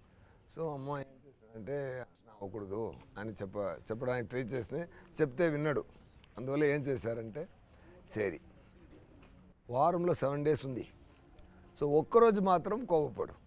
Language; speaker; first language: Telugu; non-native, learner; Tamil